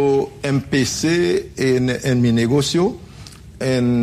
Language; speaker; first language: Spanish; non-native, fluent; Haitian Creole